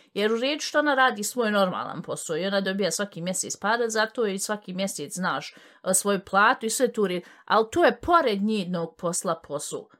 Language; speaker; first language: Bosnian; early bilingual, heritage; Bosnian